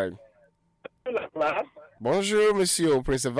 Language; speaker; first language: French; non-native, fluent; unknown